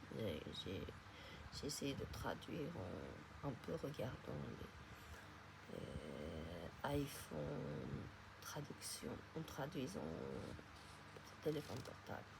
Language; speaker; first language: French; non-native, fluent; Japanese